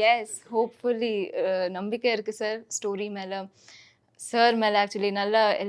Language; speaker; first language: Tamil; non-native, fluent; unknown